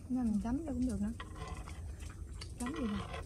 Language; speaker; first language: Vietnamese; native; Vietnamese